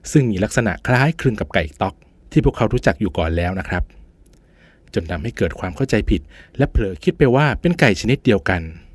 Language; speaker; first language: Thai; native; Thai